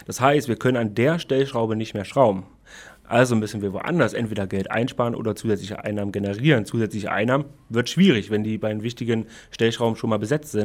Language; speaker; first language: German; native; German